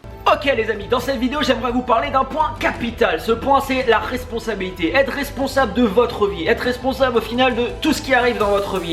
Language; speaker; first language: French; native; French